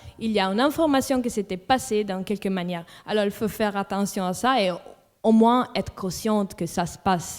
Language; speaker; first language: French; non-native, local second language; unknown